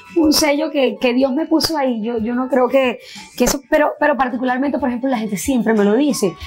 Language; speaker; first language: Spanish; native; Spanish